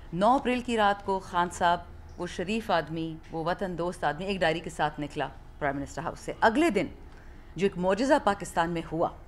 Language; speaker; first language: Urdu; non-native, local second language; Pashto